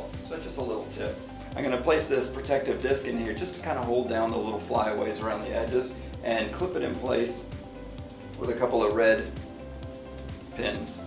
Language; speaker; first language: English; native; English